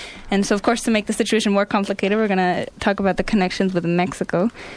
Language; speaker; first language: English; native; English